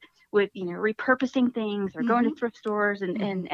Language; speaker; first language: English; native; English